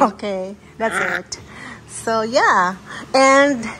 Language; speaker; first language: English; non-native, local second language; Filipino